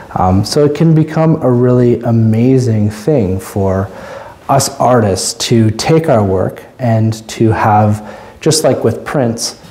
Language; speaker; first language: English; native; English